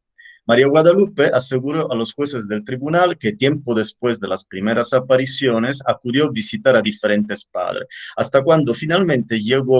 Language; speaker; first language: Spanish; native; Spanish